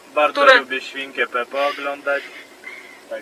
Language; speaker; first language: Polish; non-native, fluent; Russian